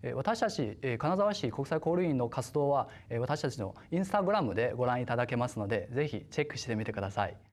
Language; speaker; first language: Japanese; non-native, fluent; Chinese